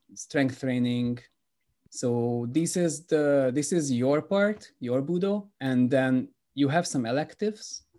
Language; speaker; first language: English; non-native, fluent; Hungarian